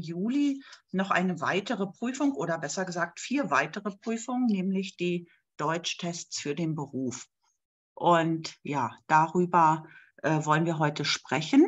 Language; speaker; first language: German; native; German